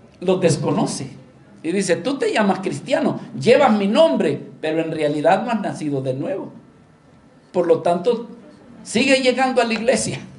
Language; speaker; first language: Spanish; native; Spanish